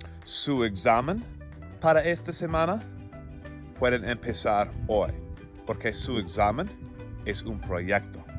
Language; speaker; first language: Spanish; non-native, fluent; English